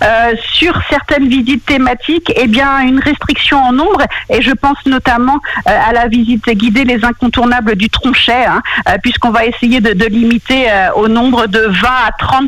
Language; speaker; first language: French; native; French